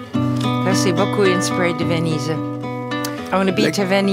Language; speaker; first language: French; non-native, fluent; English